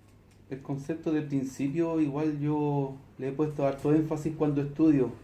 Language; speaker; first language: Spanish; native; Spanish